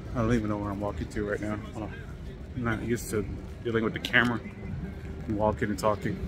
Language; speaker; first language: English; native; English